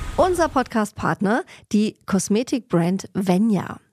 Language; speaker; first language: German; early bilingual, other home language; Spanish